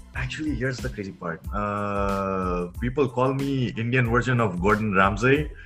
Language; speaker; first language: English; non-native, local second language; Gujarati